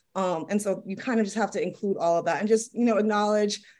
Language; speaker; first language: English; native; English